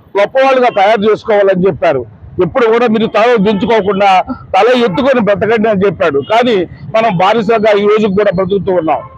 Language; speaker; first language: Telugu; native; Telugu